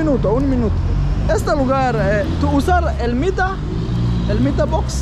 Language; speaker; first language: Spanish; non-native, learner; English